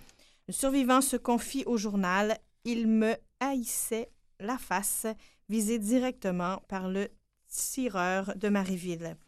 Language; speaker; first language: French; native; French